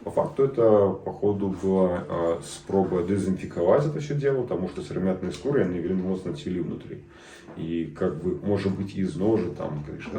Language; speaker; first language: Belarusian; non-native, local second language; Russian